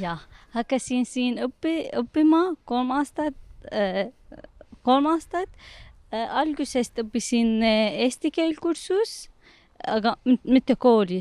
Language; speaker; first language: Estonian; non-native, learner; Arabic